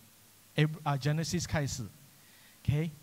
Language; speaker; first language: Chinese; non-native, local second language; English